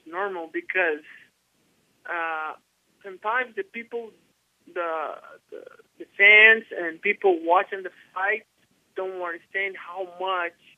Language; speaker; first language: English; non-native, learner; Portuguese